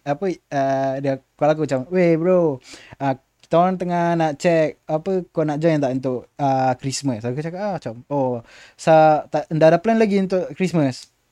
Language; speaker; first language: Malay; native; Malay